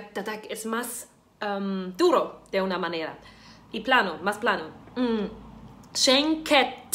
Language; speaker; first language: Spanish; non-native, fluent; German